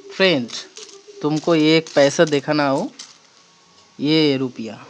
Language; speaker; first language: Hindi; non-native, local second language; Bangla